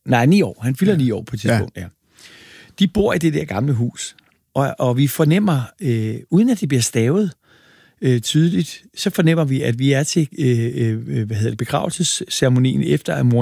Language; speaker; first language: Danish; native; Danish